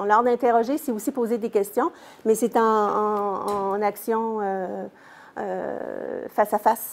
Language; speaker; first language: French; native; French